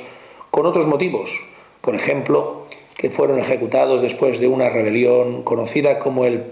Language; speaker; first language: Spanish; native; Spanish